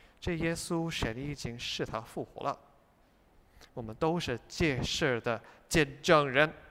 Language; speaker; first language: Chinese; non-native, fluent; English